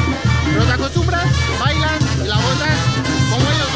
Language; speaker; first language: Spanish; native; Spanish